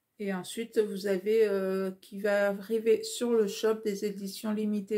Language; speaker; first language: French; native; French